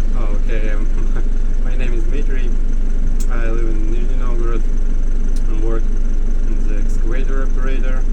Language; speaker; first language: English; non-native, learner; Russian